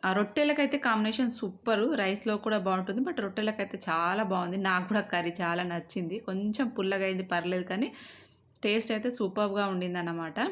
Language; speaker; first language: Telugu; native; Telugu